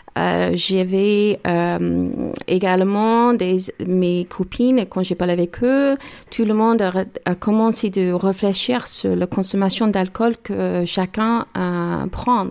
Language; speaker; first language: French; non-native, learner; English